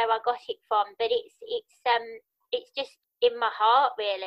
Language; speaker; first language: English; native; English